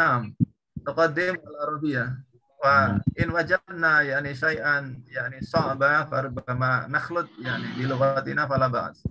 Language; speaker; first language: Arabic; non-native, learner; Indonesian